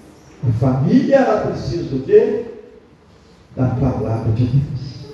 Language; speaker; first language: Portuguese; native; Portuguese